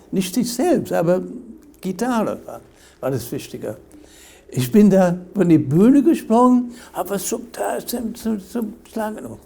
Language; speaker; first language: German; non-native, fluent; English